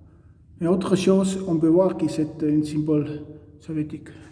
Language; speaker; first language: French; non-native, learner; Estonian